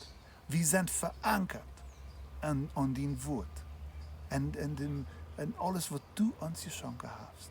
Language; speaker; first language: German; non-native, learner; Plautdietsch